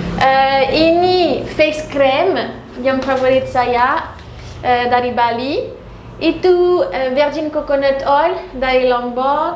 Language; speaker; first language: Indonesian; non-native, learner; French